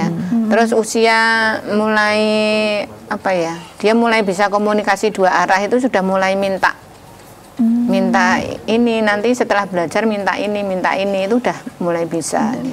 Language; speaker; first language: Indonesian; native; Indonesian